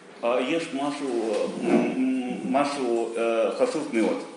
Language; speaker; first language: Hebrew; non-native, learner; Russian